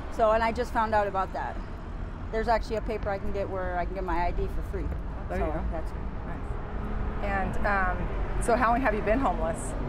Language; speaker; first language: English; native; English